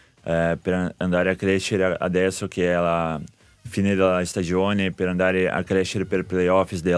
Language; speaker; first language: Italian; non-native, fluent; Portuguese